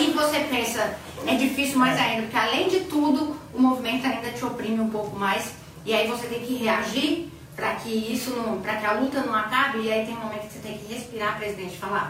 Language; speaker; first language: Portuguese; native; Portuguese